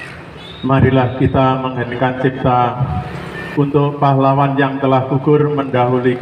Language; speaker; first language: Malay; non-native, local second language; Javanese